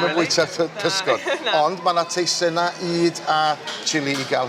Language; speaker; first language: Welsh; native; Welsh